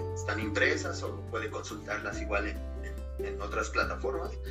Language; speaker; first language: Spanish; native; Spanish